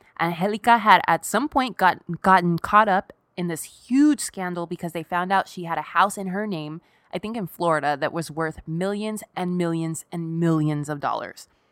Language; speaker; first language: English; native; English